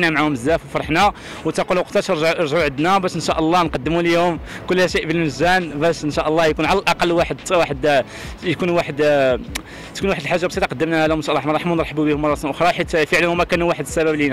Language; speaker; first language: Arabic; native; Arabic